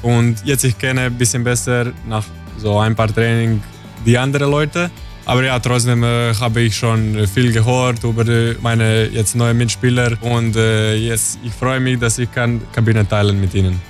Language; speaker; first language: German; non-native, learner; Croatian